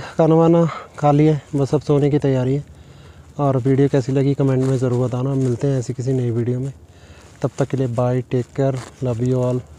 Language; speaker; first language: Hindi; non-native, local second language; Punjabi